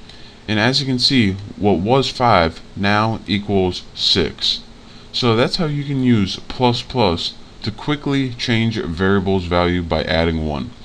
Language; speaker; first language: English; native; English